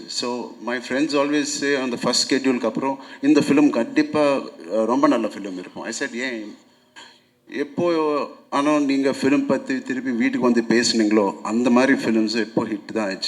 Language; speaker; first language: Tamil; non-native, local second language; Telugu